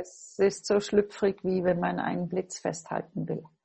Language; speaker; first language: German; non-native, fluent; English